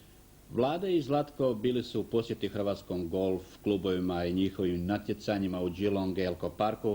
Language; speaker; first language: Croatian; native; Croatian